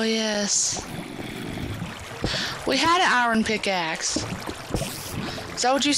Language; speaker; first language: English; native; English